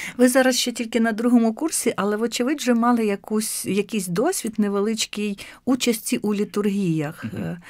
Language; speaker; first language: Ukrainian; native; Ukrainian